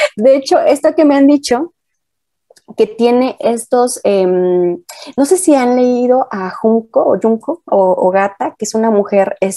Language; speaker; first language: Spanish; native; Spanish